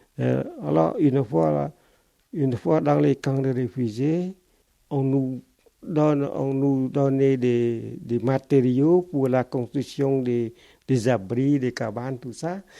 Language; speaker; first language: French; non-native, fluent; Khmer